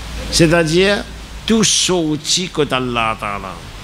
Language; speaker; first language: French; non-native, local second language; Morisyen